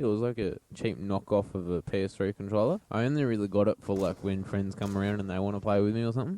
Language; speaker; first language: English; native; English